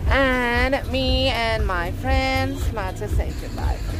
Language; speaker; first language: English; non-native, learner; Thai